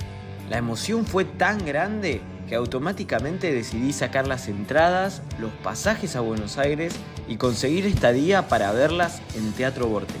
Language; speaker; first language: Spanish; native; Spanish